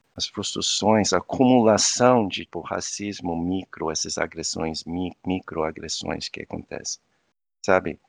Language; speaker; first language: Portuguese; non-native, fluent; English